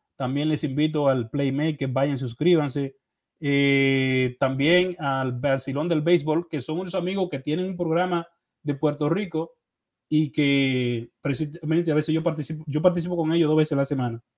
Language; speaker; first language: Spanish; native; Spanish